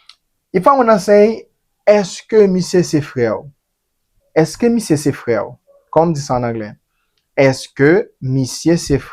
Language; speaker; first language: French; non-native, learner; Haitian Creole